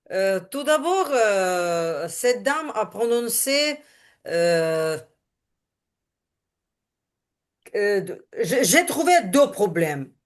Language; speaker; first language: French; non-native, learner; Ukrainian